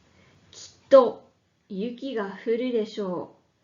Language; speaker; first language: Japanese; non-native, fluent; English